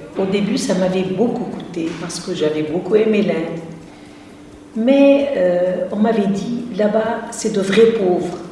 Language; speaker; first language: French; non-native, local second language; Arabic